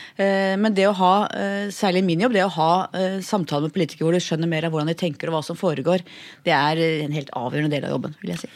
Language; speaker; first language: Norwegian; native; Norwegian